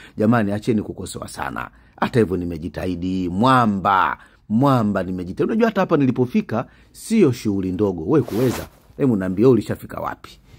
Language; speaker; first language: Swahili; native; Swahili